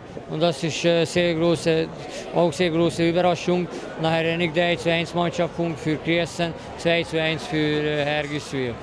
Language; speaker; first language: German; non-native, learner; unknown